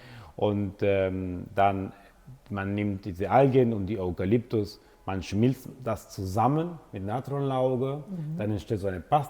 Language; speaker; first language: German; non-native, fluent; Italian